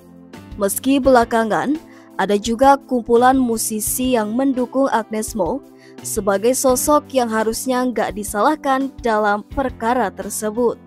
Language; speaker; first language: Indonesian; native; Indonesian